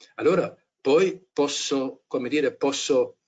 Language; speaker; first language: Italian; non-native, fluent; German